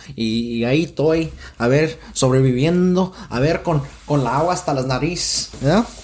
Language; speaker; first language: Spanish; early bilingual, heritage; Spanish